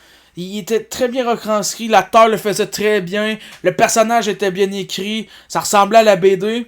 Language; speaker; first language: French; native; French